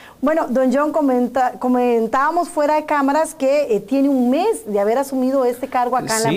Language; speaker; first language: Spanish; native; Spanish